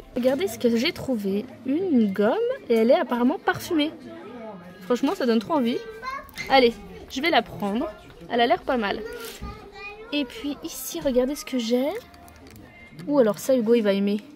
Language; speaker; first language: French; native; French